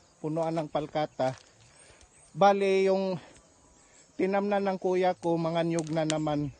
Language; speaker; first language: Filipino; non-native, local second language; Cebuano